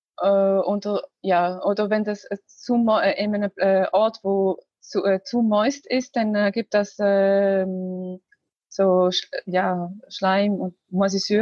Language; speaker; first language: German; non-native, learner; Arabic